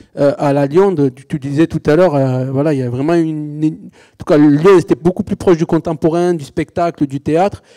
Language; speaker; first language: French; native; French